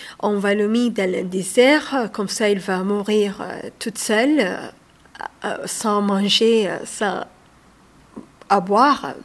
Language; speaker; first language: French; non-native, learner; Somali